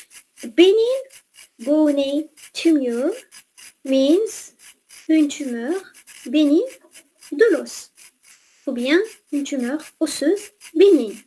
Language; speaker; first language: French; non-native, fluent; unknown